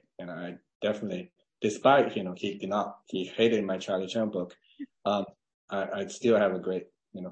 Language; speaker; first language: English; non-native, fluent; Chinese